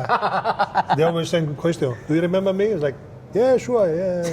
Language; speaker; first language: English; non-native, fluent; Italian